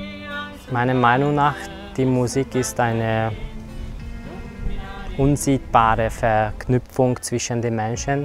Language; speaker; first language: German; non-native, fluent; Hungarian